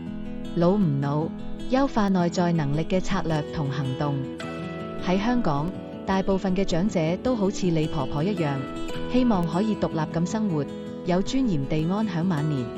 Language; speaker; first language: Cantonese; native; Cantonese